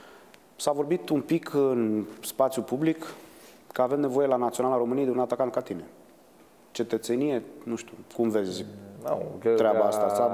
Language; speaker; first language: Romanian; native; Romanian